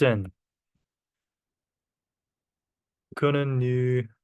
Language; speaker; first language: Dutch; non-native, learner; Korean